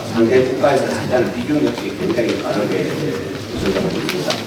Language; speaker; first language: Korean; native; Korean